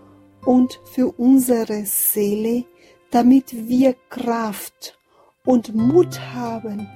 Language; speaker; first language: German; non-native, fluent; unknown